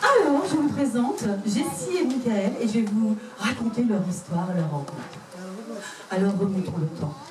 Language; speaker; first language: French; native; French